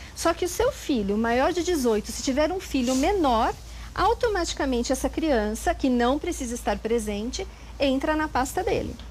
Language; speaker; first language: Portuguese; native; Portuguese